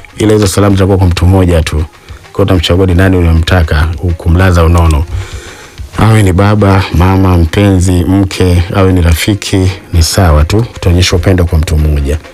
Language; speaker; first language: Swahili; native; Swahili